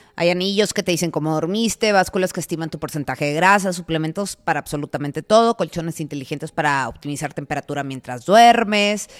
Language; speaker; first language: Spanish; native; Spanish